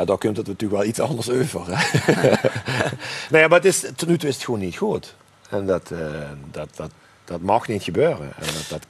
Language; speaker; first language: Dutch; native; Dutch